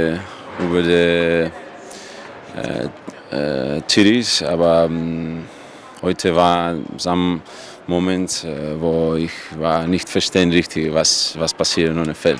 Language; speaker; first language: German; non-native, learner; Russian